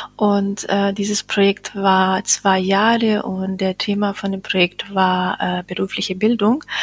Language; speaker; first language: German; non-native, fluent; Bosnian